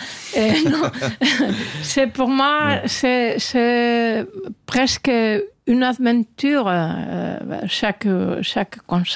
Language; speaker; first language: French; non-native, fluent; Spanish